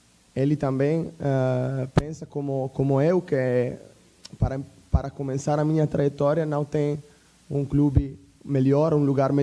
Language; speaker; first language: Portuguese; non-native, fluent; Italian